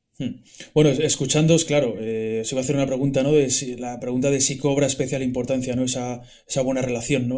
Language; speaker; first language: Spanish; native; Spanish